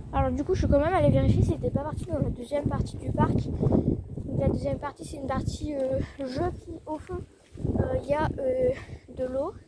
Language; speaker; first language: French; native; French